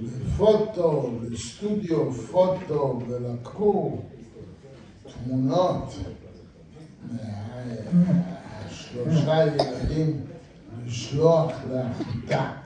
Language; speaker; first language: Hebrew; non-native, fluent; Yiddish